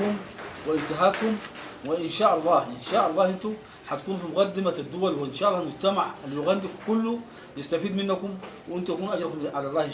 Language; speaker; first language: Arabic; native; Arabic